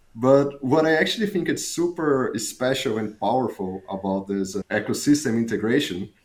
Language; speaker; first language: English; non-native, fluent; Portuguese